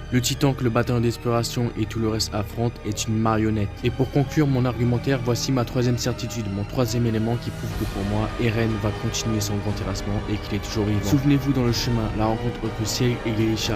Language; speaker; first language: French; native; French